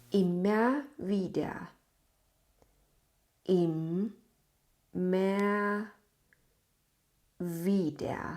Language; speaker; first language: German; non-native, fluent; Thai